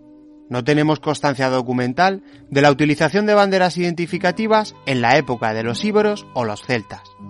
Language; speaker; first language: Spanish; native; Spanish